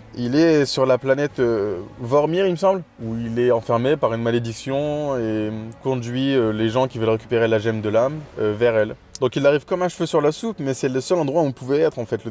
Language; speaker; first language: French; native; French